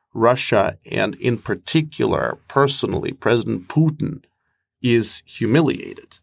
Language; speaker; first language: English; non-native, fluent; Russian